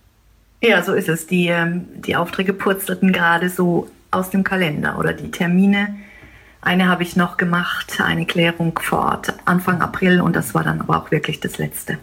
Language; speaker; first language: German; native; German